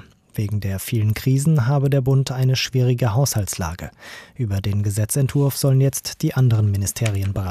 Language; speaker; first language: German; native; German